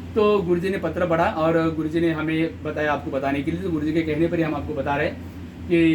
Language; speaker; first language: Hindi; non-native, local second language; Marathi